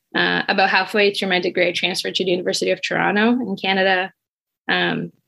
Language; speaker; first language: English; non-native, fluent; Portuguese